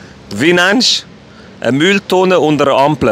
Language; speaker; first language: German; native; German